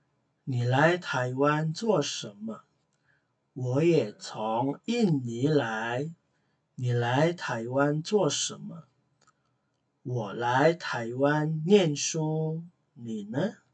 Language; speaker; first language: Chinese; non-native, fluent; Indonesian